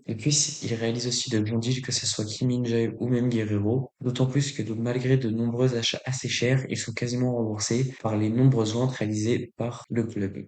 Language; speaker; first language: French; native; French